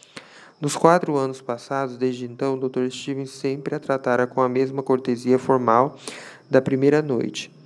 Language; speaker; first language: Portuguese; native; Portuguese